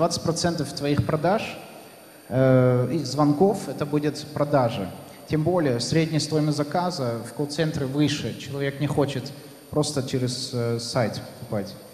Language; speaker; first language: Russian; non-native, fluent; Dutch